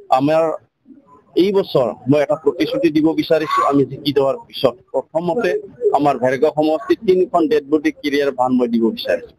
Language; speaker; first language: Assamese; non-native, local second language; Bodo